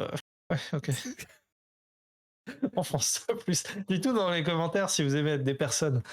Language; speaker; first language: French; native; French